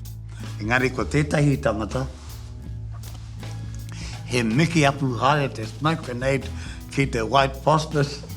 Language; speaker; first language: Māori; native; Māori